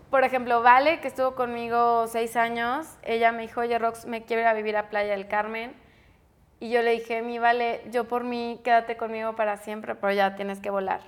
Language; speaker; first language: Spanish; native; Spanish